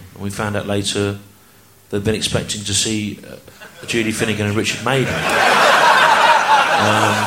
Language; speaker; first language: English; native; English